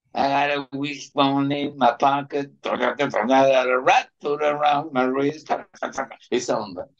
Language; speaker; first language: Spanish; native; Spanish